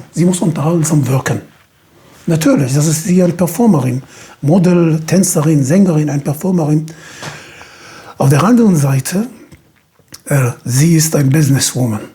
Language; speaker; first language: German; non-native, fluent; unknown